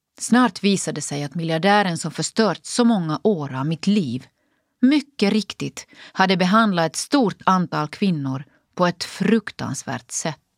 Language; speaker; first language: Swedish; native; Swedish